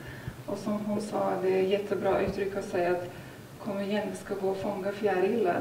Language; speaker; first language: Swedish; non-native, fluent; Lithuanian